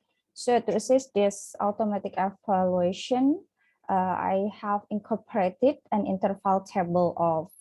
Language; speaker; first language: English; non-native, fluent; Indonesian